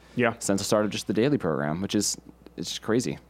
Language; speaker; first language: English; native; English